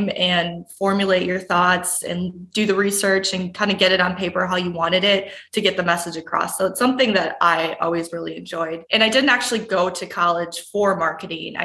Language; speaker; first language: English; native; English